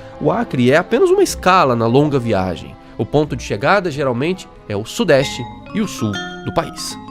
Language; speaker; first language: Portuguese; native; Portuguese